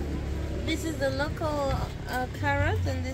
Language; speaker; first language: English; non-native, learner; Indonesian